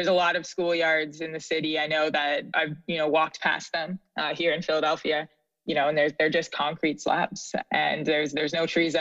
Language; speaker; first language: English; native; English